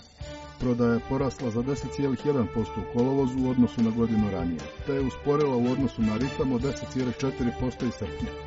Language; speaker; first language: Serbian; native; Serbian